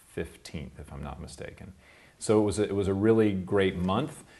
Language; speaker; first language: English; native; English